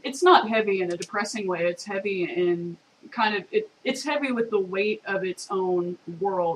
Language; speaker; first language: English; native; English